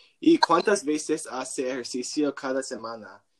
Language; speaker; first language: Spanish; non-native, learner; English